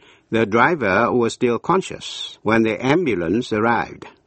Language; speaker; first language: English; non-native, fluent; Vietnamese